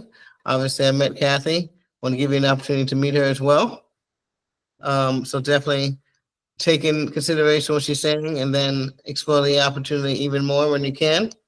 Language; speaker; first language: English; native; English